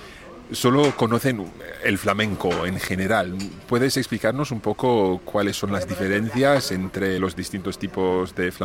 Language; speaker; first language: Spanish; non-native, fluent; English